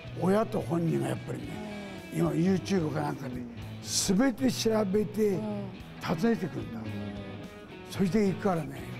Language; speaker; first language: Japanese; native; Japanese